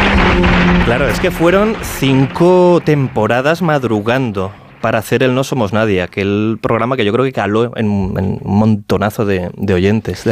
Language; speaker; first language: Spanish; native; Spanish